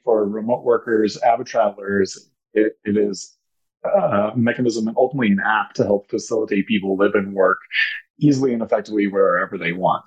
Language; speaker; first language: English; native; English